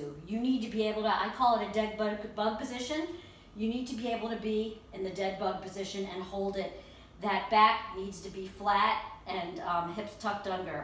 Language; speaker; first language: English; native; English